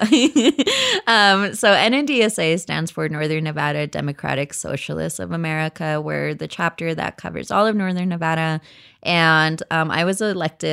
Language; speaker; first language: English; early bilingual, other home language; Spanish